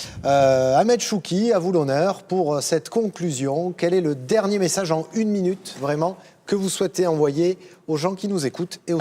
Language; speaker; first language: French; native; French